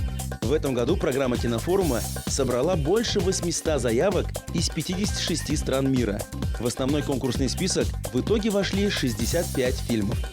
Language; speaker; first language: Russian; native; Russian